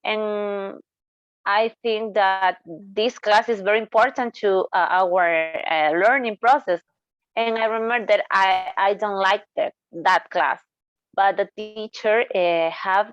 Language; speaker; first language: English; non-native, learner; Spanish